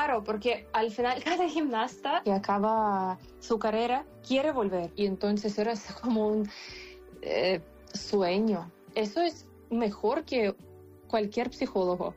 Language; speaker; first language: Spanish; non-native, fluent; Ukrainian